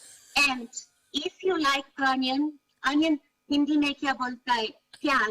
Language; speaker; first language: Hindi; non-native, learner; Italian